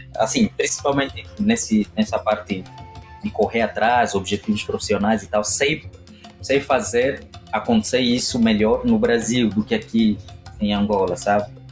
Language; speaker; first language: Portuguese; native; Portuguese